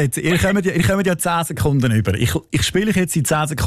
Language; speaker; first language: German; native; German